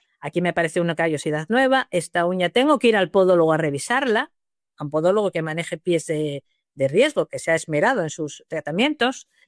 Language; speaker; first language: Spanish; native; Spanish